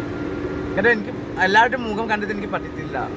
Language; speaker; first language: Malayalam; non-native, learner; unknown